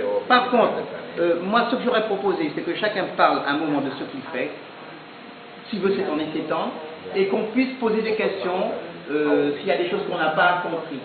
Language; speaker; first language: French; native; French